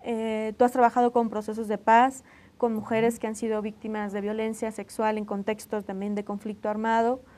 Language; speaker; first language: Spanish; native; Spanish